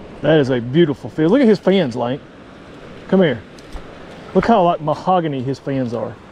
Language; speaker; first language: English; native; English